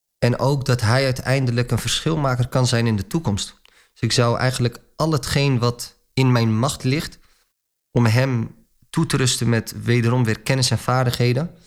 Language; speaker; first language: Dutch; early bilingual, other home language; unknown